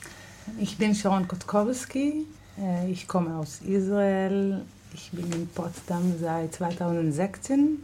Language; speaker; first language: German; non-native, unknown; Hebrew